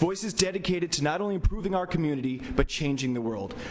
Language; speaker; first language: English; native; English